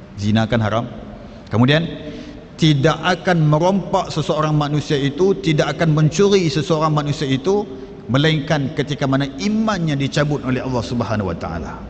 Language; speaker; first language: Malay; native; Malay